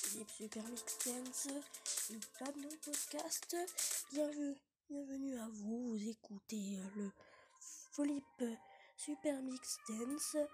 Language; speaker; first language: French; native; French